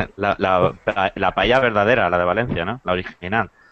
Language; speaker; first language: Spanish; native; Spanish